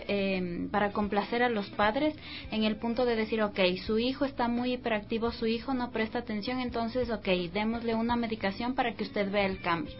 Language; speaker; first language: Spanish; native; Spanish